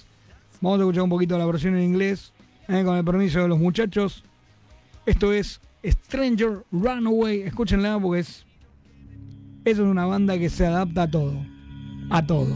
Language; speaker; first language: Spanish; native; Spanish